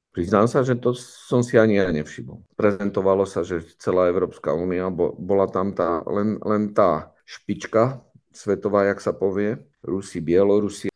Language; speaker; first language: Slovak; native; Slovak